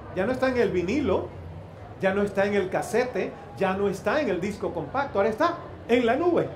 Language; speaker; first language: Spanish; native; Spanish